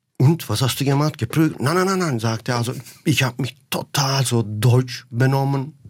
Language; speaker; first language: German; non-native, fluent; Turkish